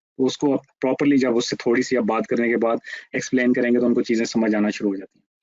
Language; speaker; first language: Urdu; native; Urdu